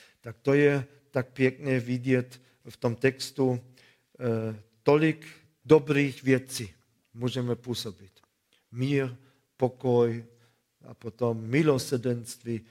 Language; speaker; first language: Czech; non-native, fluent; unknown